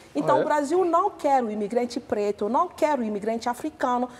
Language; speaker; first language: Portuguese; non-native, fluent; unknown